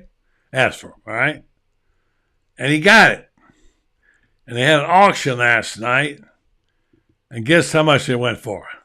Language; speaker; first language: English; native; English